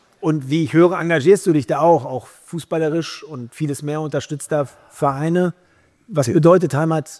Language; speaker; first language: German; native; German